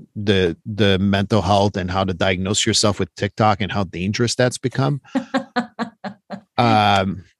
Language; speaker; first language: English; non-native, fluent; French